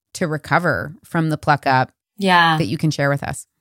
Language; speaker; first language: English; native; English